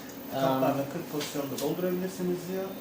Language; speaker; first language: Turkish; native; Turkish